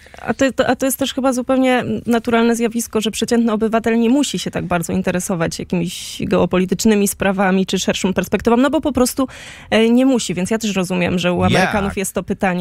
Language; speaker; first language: Polish; native; Polish